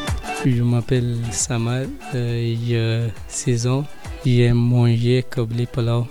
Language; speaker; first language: French; non-native, learner; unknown